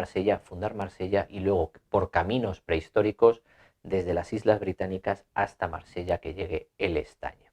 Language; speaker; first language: Spanish; native; Spanish